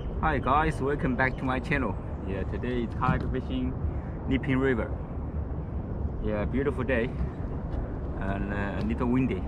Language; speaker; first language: English; non-native, learner; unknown